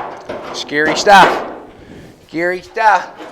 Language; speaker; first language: English; native; English